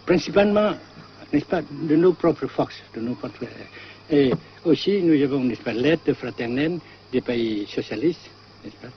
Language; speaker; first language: French; non-native, fluent; Vietnamese